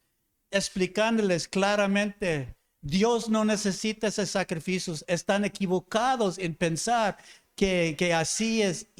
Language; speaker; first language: Spanish; non-native, fluent; English